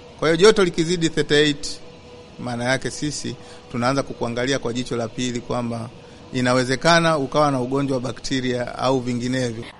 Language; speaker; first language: Swahili; non-native, local second language; Rundi